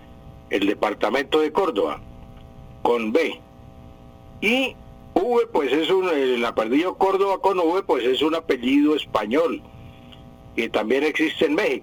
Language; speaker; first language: Spanish; native; Spanish